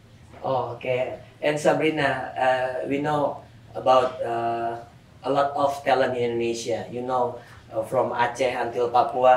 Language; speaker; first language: English; non-native, learner; Indonesian